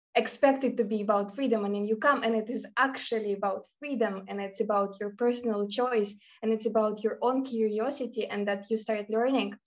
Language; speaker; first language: English; non-native, fluent; Russian